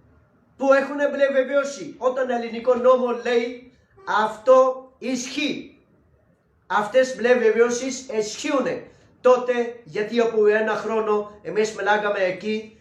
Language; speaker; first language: Greek; non-native, learner; Urdu